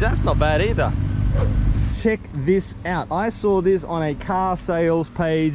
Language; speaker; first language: English; native; English